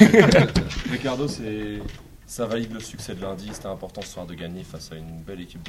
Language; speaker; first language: French; native; French